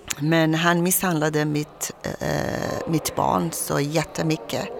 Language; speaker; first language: Swedish; non-native, fluent; Persian